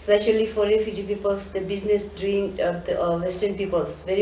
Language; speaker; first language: English; non-native, learner; Tibetan